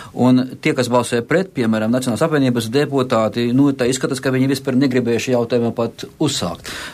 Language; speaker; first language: Latvian; non-native, local second language; Russian